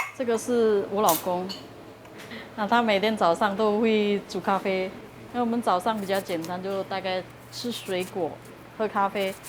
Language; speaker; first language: Chinese; non-native, fluent; Indonesian